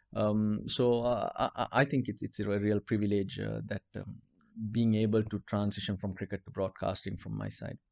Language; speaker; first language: English; non-native, local second language; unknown